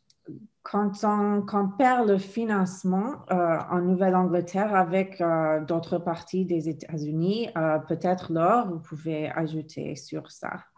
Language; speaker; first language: French; non-native, fluent; English